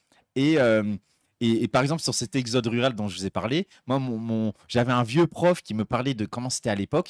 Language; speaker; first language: French; native; French